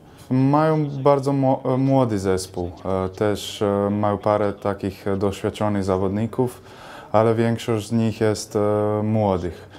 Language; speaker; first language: Polish; non-native, fluent; Croatian